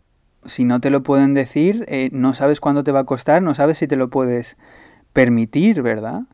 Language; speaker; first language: Spanish; native; Spanish